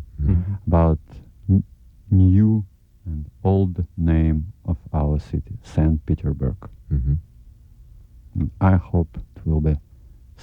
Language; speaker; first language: English; non-native, learner; Russian